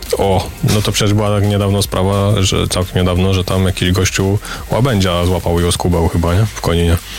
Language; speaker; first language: Polish; native; Polish